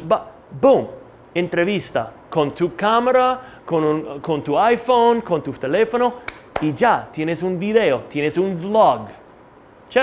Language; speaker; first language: Spanish; non-native, fluent; English